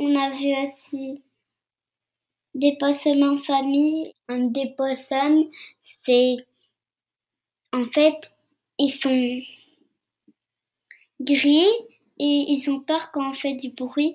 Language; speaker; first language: French; early bilingual, heritage; French